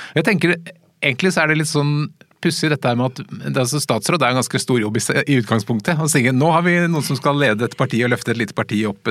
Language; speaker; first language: Norwegian; native; Norwegian